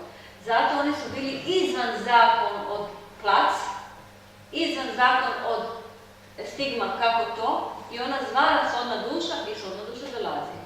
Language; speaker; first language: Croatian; non-native, learner; Hebrew